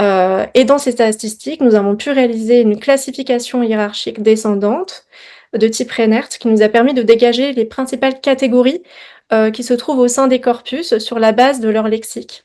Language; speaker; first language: French; native; French